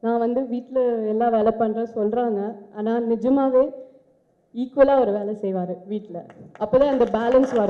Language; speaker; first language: Tamil; non-native, fluent; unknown